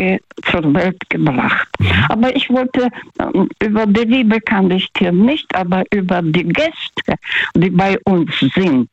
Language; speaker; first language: German; non-native, fluent; Russian